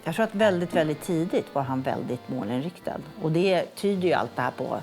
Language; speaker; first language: Swedish; native; Swedish